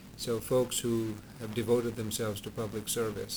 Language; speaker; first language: English; non-native, local second language; Punjabi